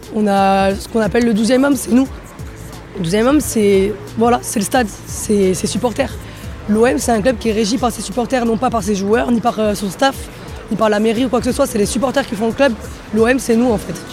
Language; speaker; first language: French; native; French